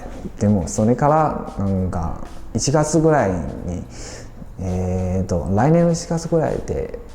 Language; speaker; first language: Japanese; non-native, fluent; Chinese